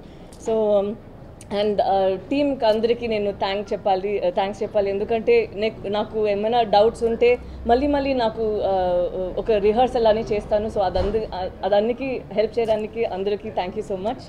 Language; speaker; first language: Telugu; non-native, learner; Tamil